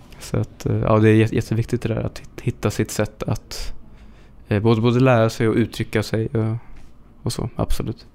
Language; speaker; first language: Swedish; native; Swedish